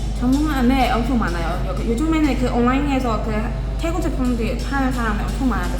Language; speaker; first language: Korean; non-native, learner; Burmese